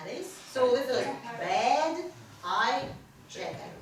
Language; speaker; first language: English; non-native, fluent; Russian